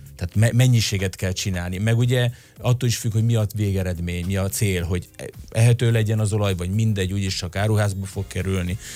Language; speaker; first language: Hungarian; early bilingual, other home language; Italian